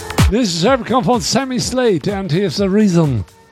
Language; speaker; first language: English; non-native, learner; German